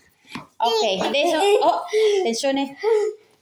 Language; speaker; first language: Italian; non-native, learner; Filipino